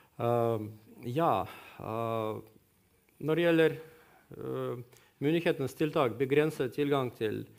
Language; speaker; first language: Norwegian; non-native, fluent; Russian